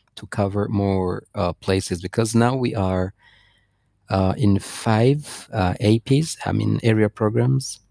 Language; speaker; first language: English; non-native, fluent; Rundi